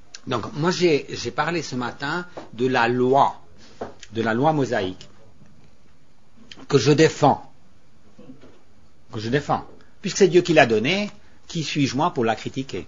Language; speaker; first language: French; native; French